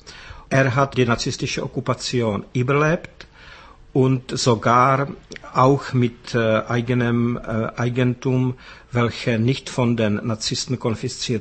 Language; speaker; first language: German; non-native, fluent; Czech